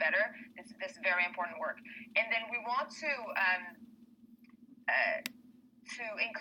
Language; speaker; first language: English; native; English